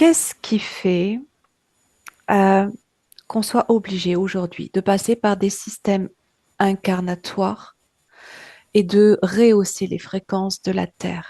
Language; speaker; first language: French; native; French